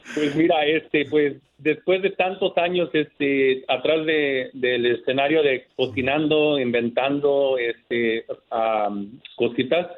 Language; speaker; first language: Spanish; early bilingual, heritage; Spanish